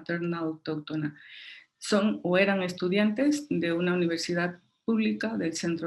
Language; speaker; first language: Spanish; native; Spanish